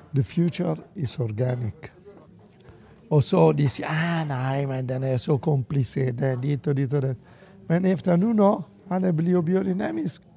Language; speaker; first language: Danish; non-native, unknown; Italian